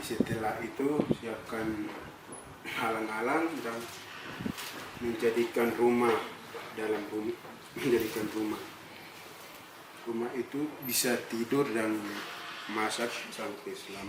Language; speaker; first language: Indonesian; non-native, local second language; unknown